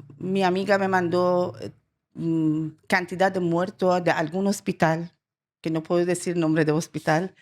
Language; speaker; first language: Spanish; non-native, learner; Persian